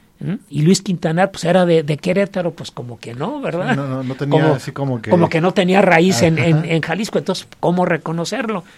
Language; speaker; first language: Spanish; native; Spanish